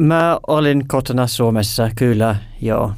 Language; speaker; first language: Finnish; non-native, learner; English